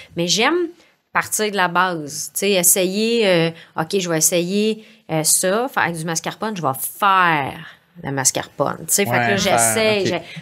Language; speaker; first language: French; native; French